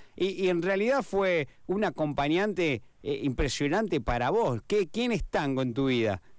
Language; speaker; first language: Spanish; native; Spanish